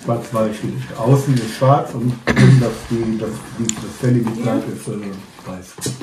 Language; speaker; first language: German; native; German